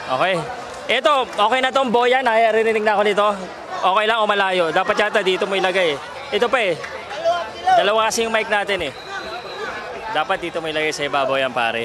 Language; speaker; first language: Filipino; non-native, local second language; Cebuano